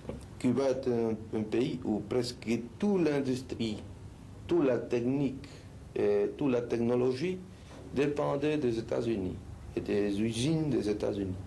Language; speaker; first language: French; non-native, fluent; Spanish